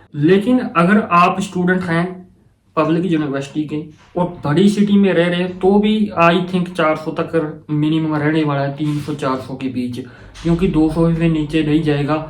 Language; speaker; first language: Hindi; non-native, local second language; Punjabi